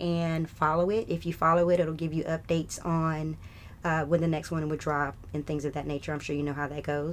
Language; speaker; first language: English; native; English